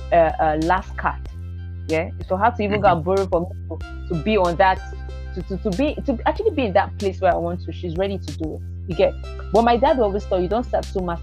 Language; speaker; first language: English; non-native, local second language; Igbo